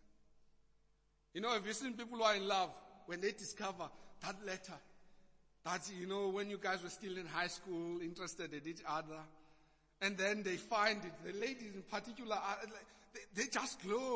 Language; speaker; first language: English; non-native, local second language; Xhosa